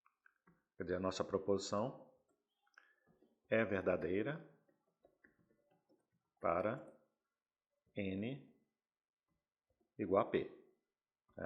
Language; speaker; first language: Portuguese; native; Portuguese